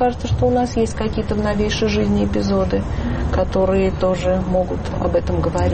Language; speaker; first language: Russian; native; Russian